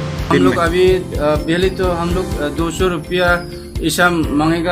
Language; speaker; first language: Hindi; non-native, local second language; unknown